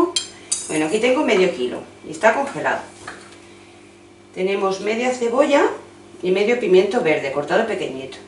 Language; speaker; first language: Spanish; native; Spanish